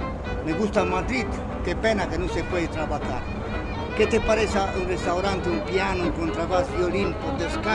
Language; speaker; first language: Spanish; non-native, learner; Romanian